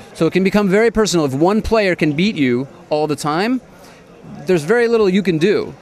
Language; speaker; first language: English; native; English